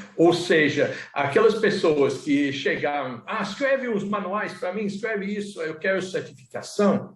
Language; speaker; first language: Portuguese; non-native, fluent; English